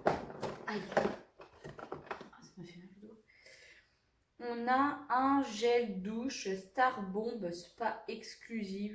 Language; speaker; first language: French; native; French